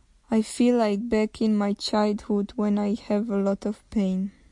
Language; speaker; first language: English; non-native, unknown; Czech